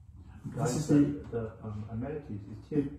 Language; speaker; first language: German; non-native, learner; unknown